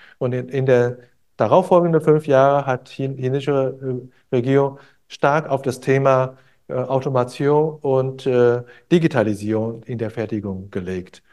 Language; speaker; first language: German; non-native, fluent; Chinese